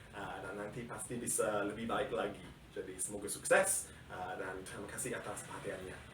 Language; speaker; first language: Indonesian; non-native, fluent; English